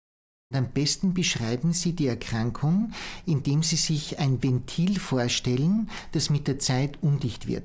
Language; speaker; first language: German; native; German